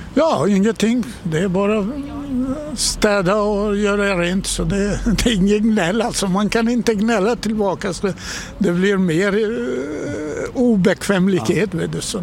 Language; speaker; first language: Swedish; non-native, fluent; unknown